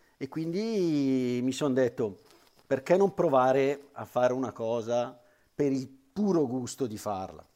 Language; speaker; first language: Italian; native; Italian